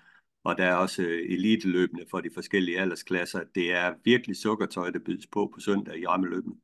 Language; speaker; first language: Danish; native; Danish